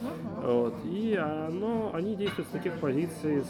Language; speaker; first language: Russian; native; Russian